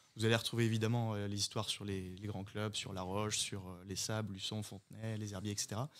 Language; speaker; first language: French; native; French